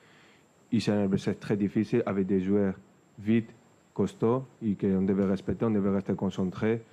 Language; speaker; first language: French; non-native, fluent; Spanish